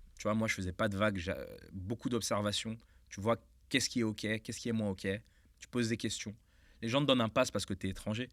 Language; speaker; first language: French; native; French